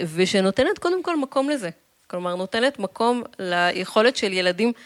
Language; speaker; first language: Hebrew; early bilingual, other home language; Russian